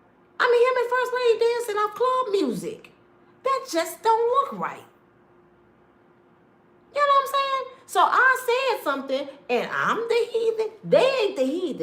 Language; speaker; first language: English; native; English